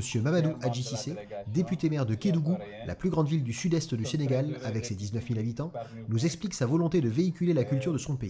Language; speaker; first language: French; native; French